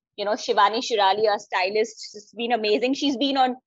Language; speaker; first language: English; non-native, local second language; Hindi